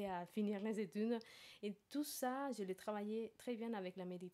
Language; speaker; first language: French; non-native, fluent; Spanish